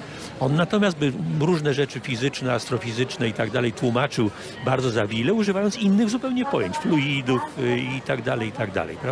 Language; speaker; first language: Polish; native; Polish